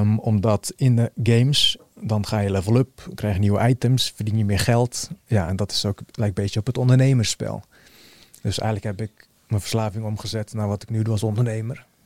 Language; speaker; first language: Dutch; early bilingual, other home language; Bosnian